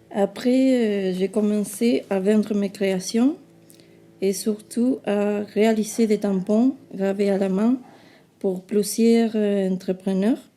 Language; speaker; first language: French; non-native, fluent; Spanish